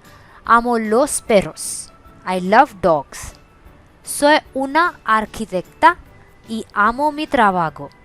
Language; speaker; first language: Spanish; non-native, fluent; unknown